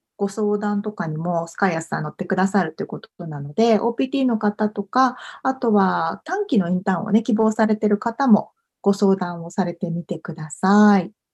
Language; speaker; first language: Japanese; native; Japanese